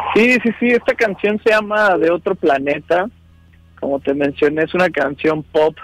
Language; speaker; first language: Spanish; native; Spanish